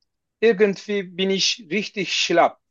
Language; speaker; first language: German; non-native, learner; Turkish